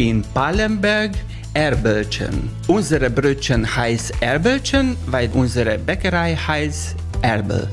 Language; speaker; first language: German; non-native, learner; Hungarian